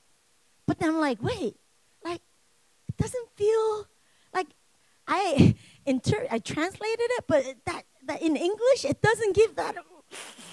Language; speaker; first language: English; native; English